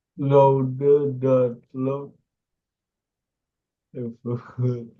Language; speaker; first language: English; non-native, learner; Indonesian